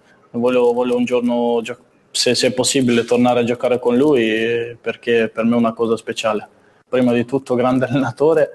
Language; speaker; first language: Italian; non-native, fluent; Serbian